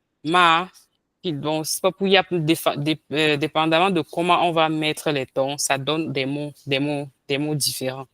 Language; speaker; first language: French; non-native, local second language; Ghomala